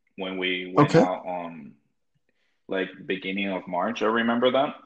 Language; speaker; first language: English; early bilingual, other home language; Spanish